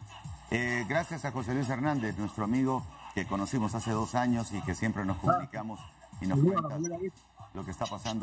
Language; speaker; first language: Spanish; native; Spanish